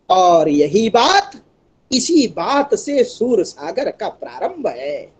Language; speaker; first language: Hindi; native; Hindi